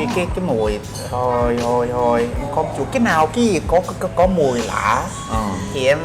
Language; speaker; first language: Vietnamese; non-native, fluent; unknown